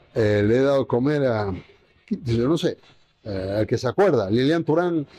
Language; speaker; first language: Spanish; native; Spanish